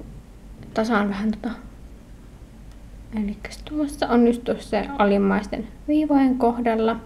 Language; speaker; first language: Finnish; native; Finnish